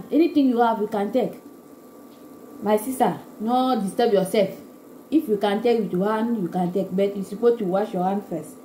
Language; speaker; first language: English; non-native, learner; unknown